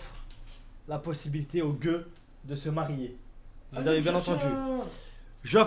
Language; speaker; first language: French; native; French